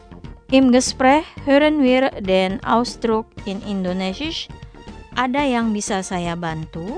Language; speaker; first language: German; non-native, fluent; Indonesian